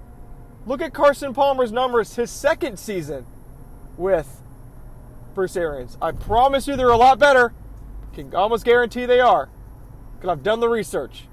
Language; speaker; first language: English; native; English